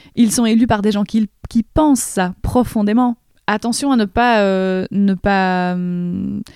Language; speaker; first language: French; native; French